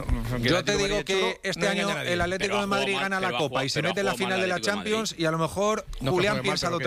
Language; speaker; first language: Spanish; native; Spanish